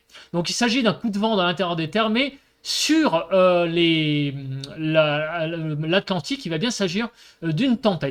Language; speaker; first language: French; native; French